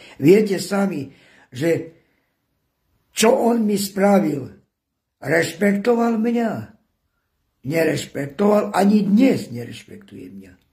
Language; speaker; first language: Slovak; non-native, local second language; Romany